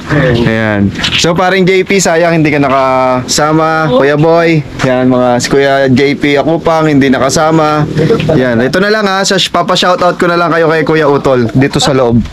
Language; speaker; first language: Filipino; native; Filipino